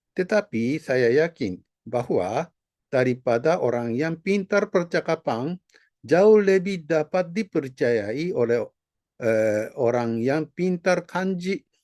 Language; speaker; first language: Indonesian; non-native, fluent; Japanese